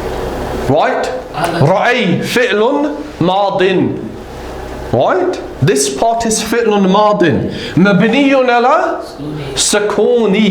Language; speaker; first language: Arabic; non-native, fluent; English